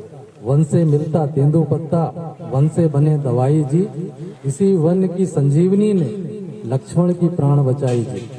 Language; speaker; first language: Hindi; native; Hindi